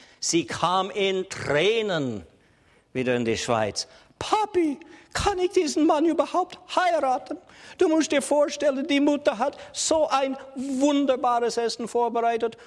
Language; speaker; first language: German; non-native, fluent; English